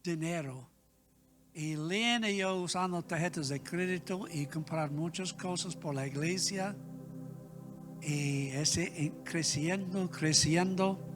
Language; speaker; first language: Spanish; non-native, learner; English